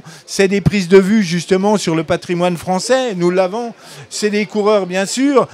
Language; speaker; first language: French; native; French